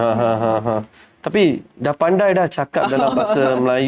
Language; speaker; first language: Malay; non-native, local second language; Tamil